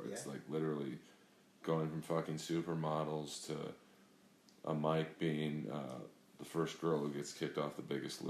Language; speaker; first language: English; native; English